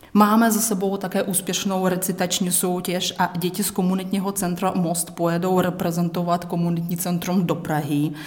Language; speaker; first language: Czech; native; Czech